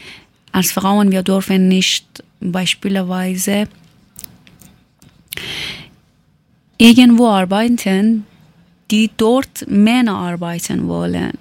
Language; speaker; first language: German; non-native, learner; Persian